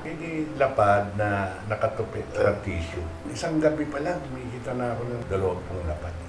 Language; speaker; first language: Filipino; native; Filipino